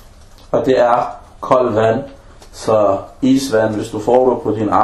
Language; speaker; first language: Danish; non-native, fluent; Arabic